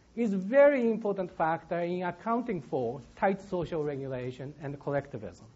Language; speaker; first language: English; non-native, fluent; Japanese